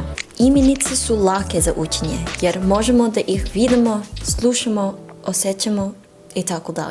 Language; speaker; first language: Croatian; non-native, fluent; English